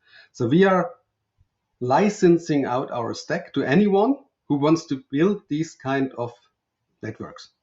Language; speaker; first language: English; non-native, fluent; German